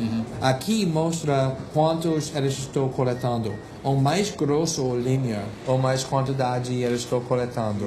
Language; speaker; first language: Portuguese; non-native, fluent; English